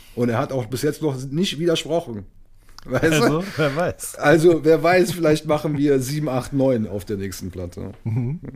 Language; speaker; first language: German; native; German